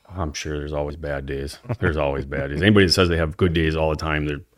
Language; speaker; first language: English; native; English